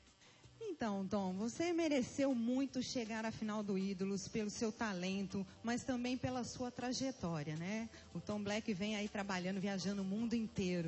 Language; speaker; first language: Portuguese; native; Portuguese